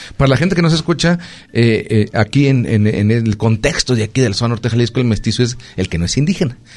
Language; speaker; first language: Spanish; native; Spanish